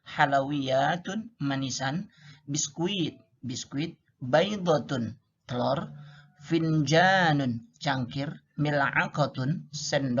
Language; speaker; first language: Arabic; non-native, fluent; Indonesian